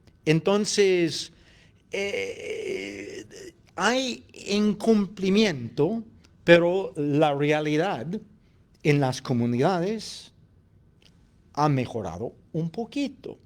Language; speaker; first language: Spanish; non-native, fluent; English